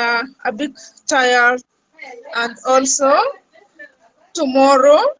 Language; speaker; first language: English; non-native, learner; Arabic